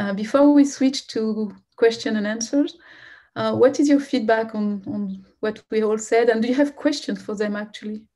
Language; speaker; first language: English; non-native, fluent; French